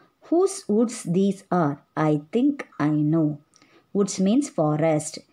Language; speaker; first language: English; non-native, local second language; Tamil